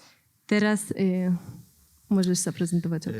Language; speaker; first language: Polish; non-native, learner; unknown